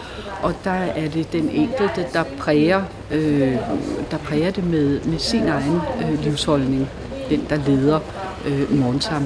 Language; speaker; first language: Danish; native; Danish